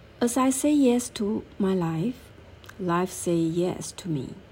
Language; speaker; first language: English; non-native, learner; Chinese